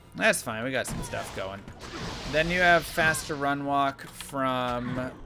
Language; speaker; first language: English; native; English